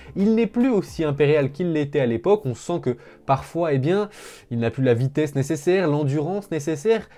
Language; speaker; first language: French; native; French